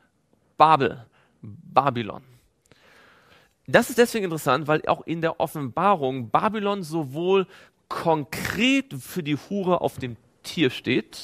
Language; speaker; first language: German; native; German